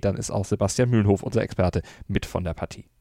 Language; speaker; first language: German; native; German